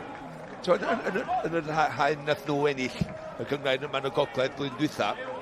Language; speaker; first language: Welsh; native; Welsh